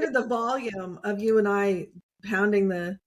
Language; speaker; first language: English; native; English